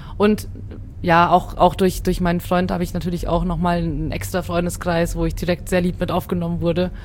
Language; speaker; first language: German; early bilingual, other home language; Hungarian